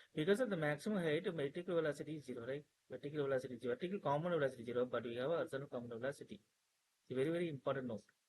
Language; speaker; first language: English; non-native, local second language; Tamil